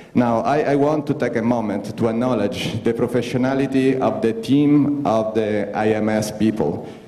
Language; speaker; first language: English; non-native, fluent; Italian